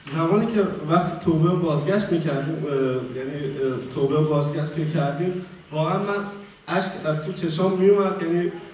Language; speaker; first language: Persian; native; Persian